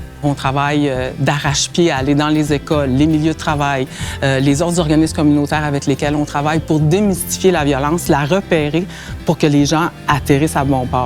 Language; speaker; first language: French; native; French